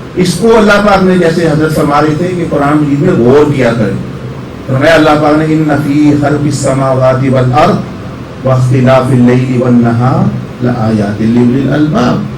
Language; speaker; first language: Urdu; non-native, local second language; Punjabi